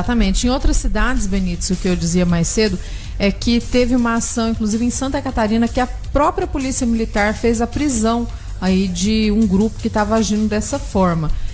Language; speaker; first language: Portuguese; native; Portuguese